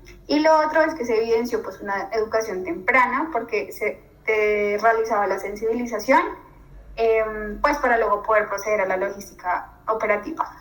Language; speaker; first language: Spanish; native; Spanish